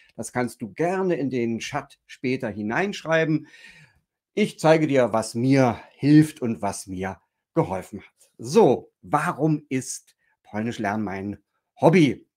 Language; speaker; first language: German; native; German